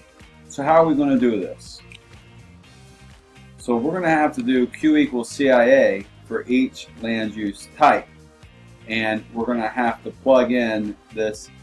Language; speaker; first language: English; native; English